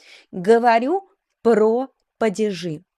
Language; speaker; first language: Russian; non-native, fluent; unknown